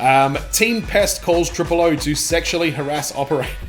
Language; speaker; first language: English; native; English